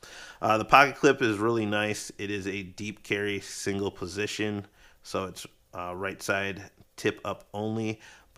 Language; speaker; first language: English; native; English